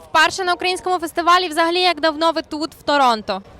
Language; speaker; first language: Ukrainian; native; Ukrainian